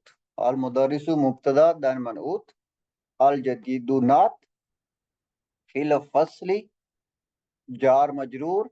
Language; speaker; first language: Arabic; non-native, fluent; Indonesian